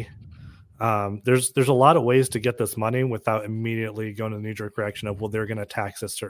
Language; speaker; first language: English; native; English